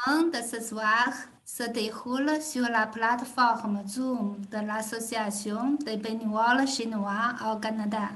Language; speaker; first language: French; non-native, fluent; Chinese